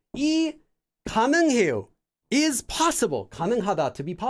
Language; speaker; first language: Korean; non-native, fluent; English